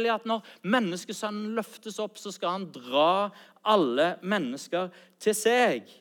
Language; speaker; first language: Norwegian; native; Norwegian